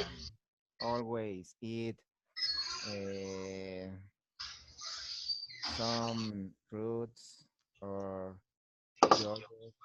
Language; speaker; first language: English; non-native, learner; Spanish